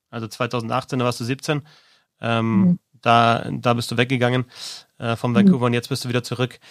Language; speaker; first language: German; native; German